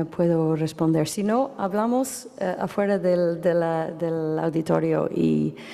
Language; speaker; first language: Spanish; non-native, fluent; English